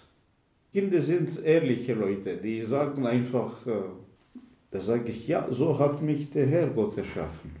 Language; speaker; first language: German; non-native, fluent; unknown